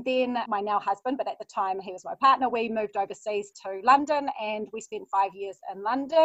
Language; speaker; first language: English; native; English